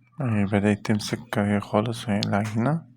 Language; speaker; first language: Arabic; native; Arabic